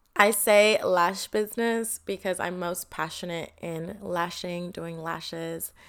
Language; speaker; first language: English; non-native, fluent; Indonesian